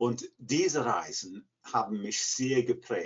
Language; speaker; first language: German; non-native, fluent; English